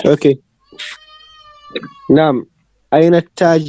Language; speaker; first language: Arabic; non-native, learner; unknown